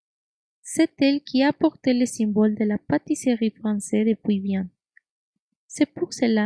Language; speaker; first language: French; non-native, fluent; Spanish